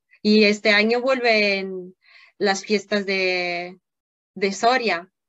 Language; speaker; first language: Spanish; non-native, fluent; Italian